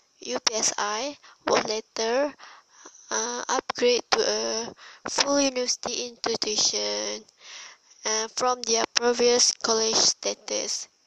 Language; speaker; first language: English; non-native, learner; Malay